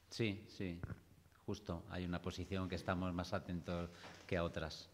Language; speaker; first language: Spanish; native; Spanish